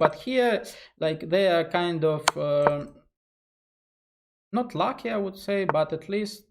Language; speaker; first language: English; non-native, fluent; Russian